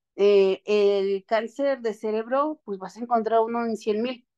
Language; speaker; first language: Spanish; native; Spanish